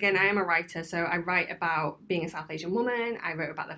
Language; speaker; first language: English; native; English